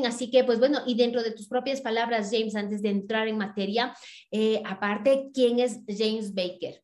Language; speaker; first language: Spanish; native; Spanish